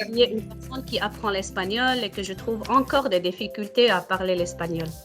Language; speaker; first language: French; non-native, local second language; Arabic